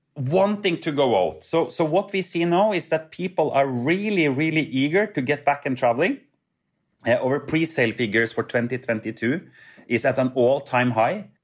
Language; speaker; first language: English; non-native, fluent; Norwegian